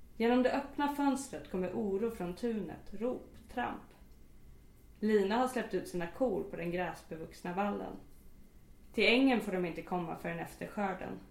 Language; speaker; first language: Swedish; native; Swedish